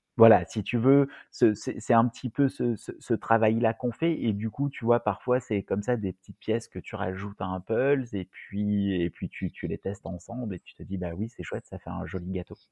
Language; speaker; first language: French; native; French